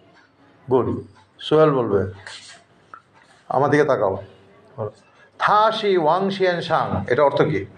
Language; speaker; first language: Chinese; non-native, fluent; Bangla